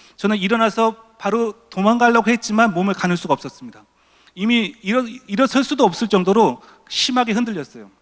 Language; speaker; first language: Korean; native; Korean